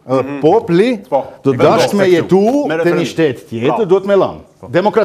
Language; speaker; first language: Albanian; non-native, learner; German